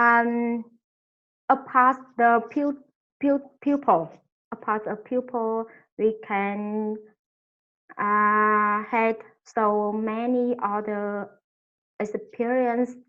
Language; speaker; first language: English; non-native, learner; Vietnamese